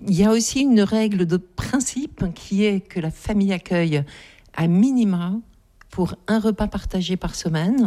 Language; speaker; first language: French; native; French